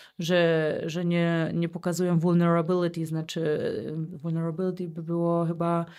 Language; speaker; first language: Polish; early bilingual, heritage; Polish